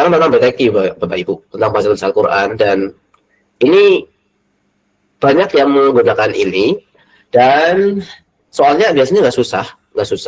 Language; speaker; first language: Indonesian; native; Indonesian